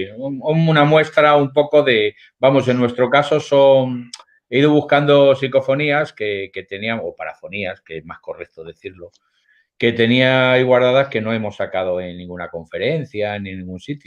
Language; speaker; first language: Spanish; native; Spanish